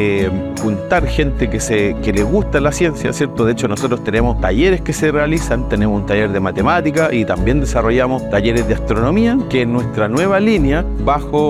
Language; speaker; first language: Spanish; native; Spanish